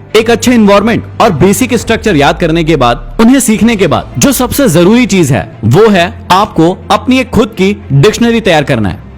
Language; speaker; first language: Hindi; native; Hindi